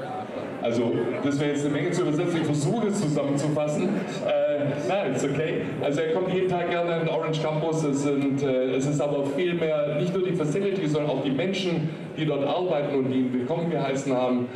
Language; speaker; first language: German; native; German